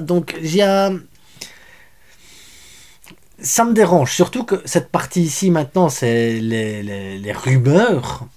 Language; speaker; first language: French; native; French